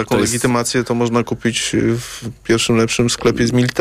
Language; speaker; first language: Polish; native; Polish